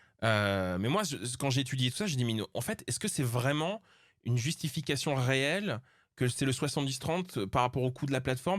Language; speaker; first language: French; native; French